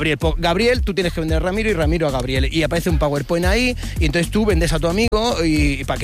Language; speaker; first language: Spanish; native; Spanish